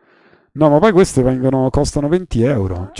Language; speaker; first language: Italian; native; Italian